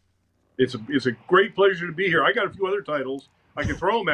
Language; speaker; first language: English; native; English